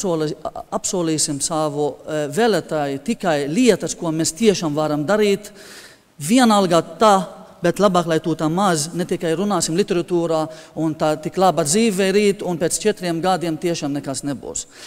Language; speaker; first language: Latvian; non-native, fluent; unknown